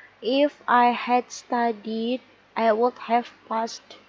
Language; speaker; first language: English; non-native, learner; Indonesian